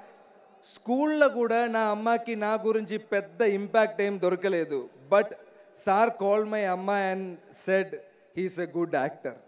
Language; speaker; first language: Telugu; non-native, learner; Malayalam